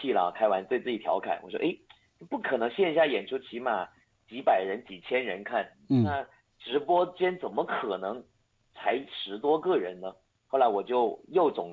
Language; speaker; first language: Chinese; non-native, local second language; Hakka Chinese